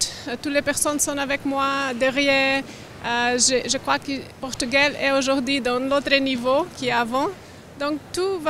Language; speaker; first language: French; non-native, learner; Portuguese